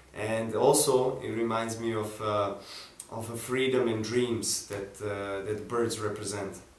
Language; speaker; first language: English; non-native, fluent; Serbian